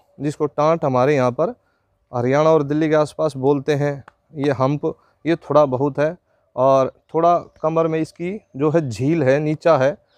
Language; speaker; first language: Hindi; native; Hindi